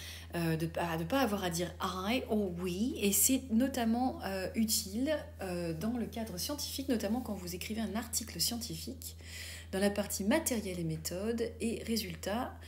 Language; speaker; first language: French; native; French